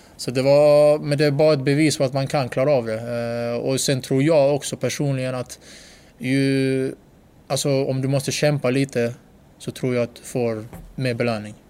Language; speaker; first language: Swedish; early bilingual, other home language; Bosnian